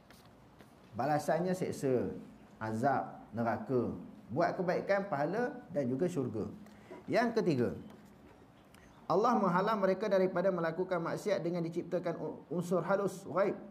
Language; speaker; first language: Malay; native; Malay